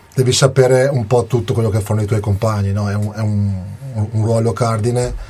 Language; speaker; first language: Italian; native; Italian